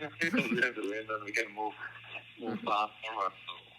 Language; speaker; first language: English; non-native, learner; Czech